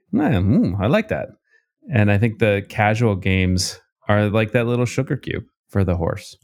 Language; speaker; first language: English; native; English